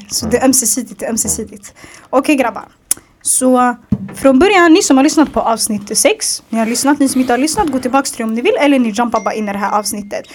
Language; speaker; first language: Swedish; early bilingual, other home language; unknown